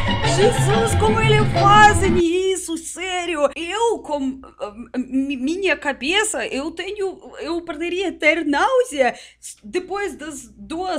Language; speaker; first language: Portuguese; non-native, learner; Russian